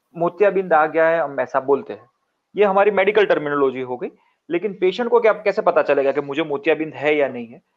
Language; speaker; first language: Hindi; non-native, local second language; Gujarati